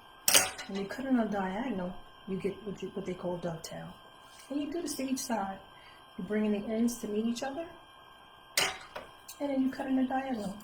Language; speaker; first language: English; native; English